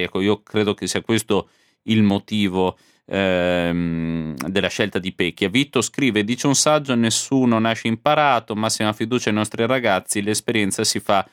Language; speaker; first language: Italian; native; Italian